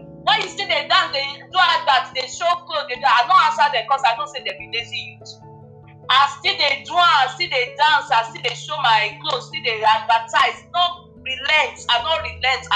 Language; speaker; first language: Nigerian Pidgin; non-native, local second language; Yoruba